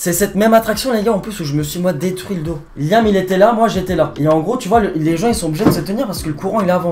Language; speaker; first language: French; native; French